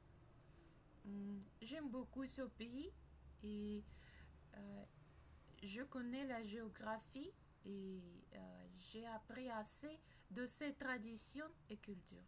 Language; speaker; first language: French; non-native, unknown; Russian